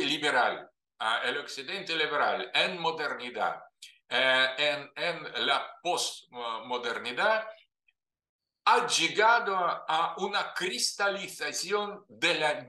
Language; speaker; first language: Spanish; non-native, fluent; Russian